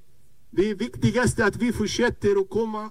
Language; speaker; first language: Swedish; non-native, fluent; Arabic